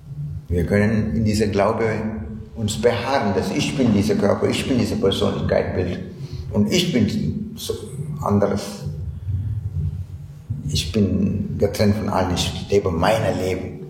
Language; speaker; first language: German; non-native, fluent; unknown